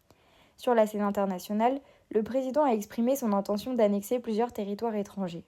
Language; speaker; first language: French; native; French